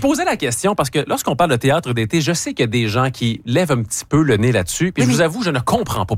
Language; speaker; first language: French; native; French